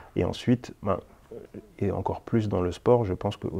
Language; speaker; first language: French; native; French